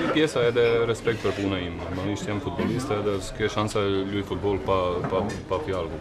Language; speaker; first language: Albanian; non-native, fluent; Croatian